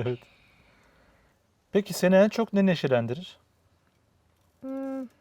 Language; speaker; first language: Turkish; native; Turkish